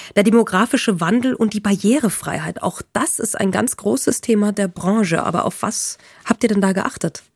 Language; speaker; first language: German; native; German